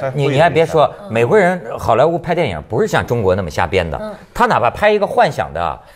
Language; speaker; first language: Chinese; native; Chinese